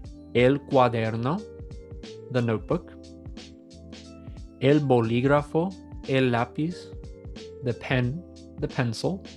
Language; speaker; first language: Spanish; non-native, fluent; English